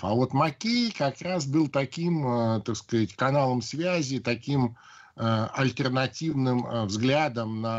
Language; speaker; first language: Russian; native; Russian